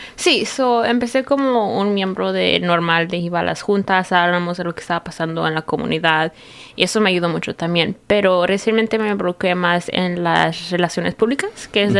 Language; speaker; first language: Spanish; early bilingual, heritage; Spanish